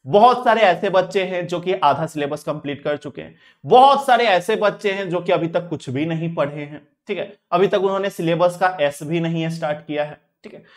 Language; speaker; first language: Hindi; native; Hindi